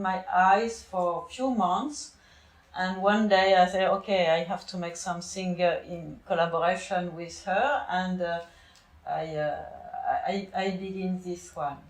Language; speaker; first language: English; non-native, learner; French